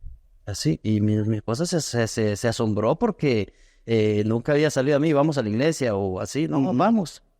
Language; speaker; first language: Spanish; native; Spanish